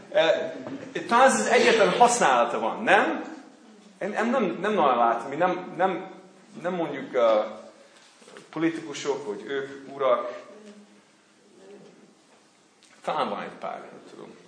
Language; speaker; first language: Hungarian; non-native, learner; English